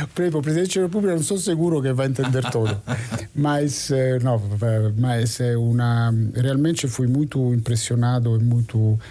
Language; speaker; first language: Portuguese; non-native, fluent; Italian